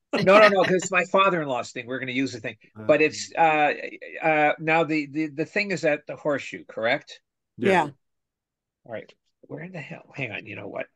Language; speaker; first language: English; native; English